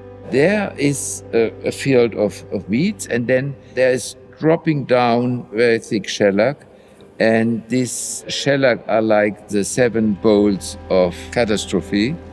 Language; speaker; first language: English; non-native, fluent; German